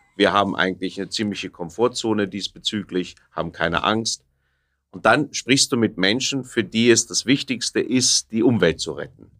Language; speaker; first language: German; native; German